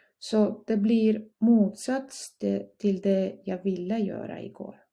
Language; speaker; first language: Swedish; non-native, fluent; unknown